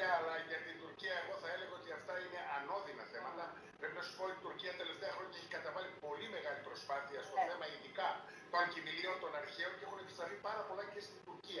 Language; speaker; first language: Greek; native; Greek